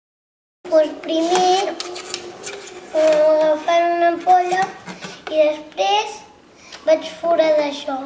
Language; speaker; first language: Catalan; non-native, local second language; Spanish